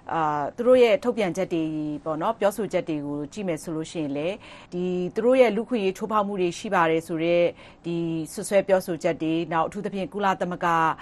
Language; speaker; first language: Burmese; native; Burmese